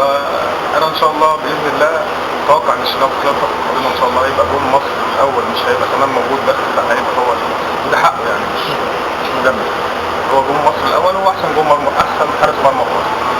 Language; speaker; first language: Arabic; native; Arabic